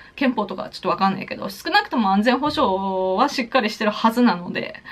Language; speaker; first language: Japanese; native; Japanese